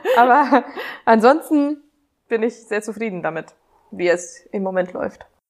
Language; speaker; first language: German; non-native, fluent; Hungarian